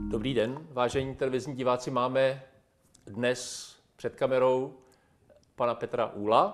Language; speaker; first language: Czech; native; Czech